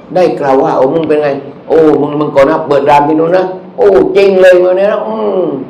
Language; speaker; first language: Thai; non-native, local second language; Malay